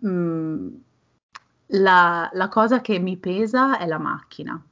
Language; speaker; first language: Italian; native; Italian